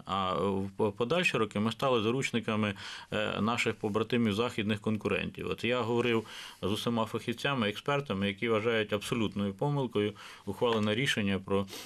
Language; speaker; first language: Ukrainian; native; Ukrainian